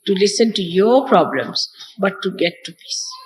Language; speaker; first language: English; non-native, local second language; Marathi